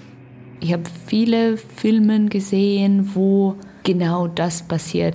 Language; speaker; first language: German; non-native, learner; Russian